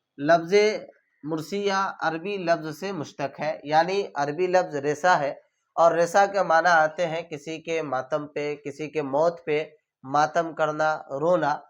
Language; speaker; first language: Urdu; native; Urdu